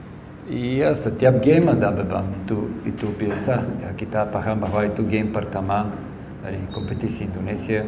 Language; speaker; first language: Indonesian; non-native, fluent; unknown